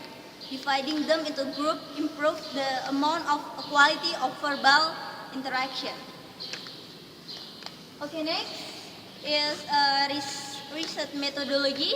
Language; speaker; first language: English; non-native, learner; Indonesian